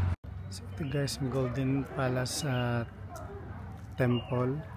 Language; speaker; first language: Filipino; native; Filipino